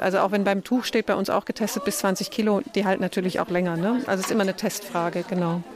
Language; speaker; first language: German; native; German